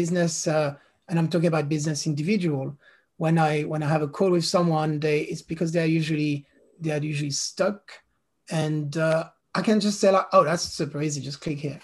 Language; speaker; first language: English; non-native, fluent; French